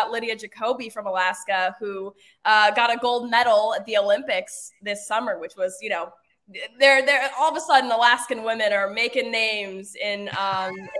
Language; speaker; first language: English; native; English